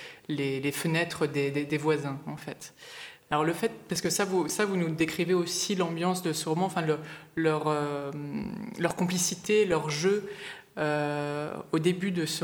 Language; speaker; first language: French; native; French